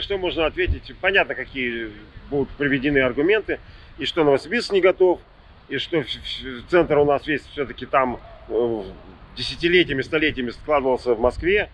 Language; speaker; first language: Russian; native; Russian